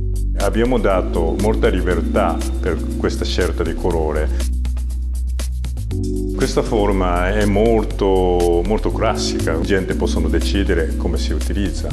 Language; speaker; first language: Italian; non-native, fluent; Japanese